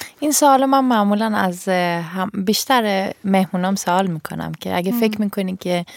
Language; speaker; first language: Persian; early bilingual, heritage; Persian